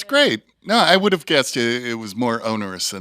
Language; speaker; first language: English; native; English